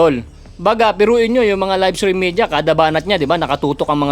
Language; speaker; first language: Filipino; native; Filipino